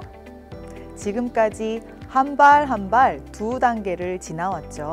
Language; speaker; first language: Korean; native; Korean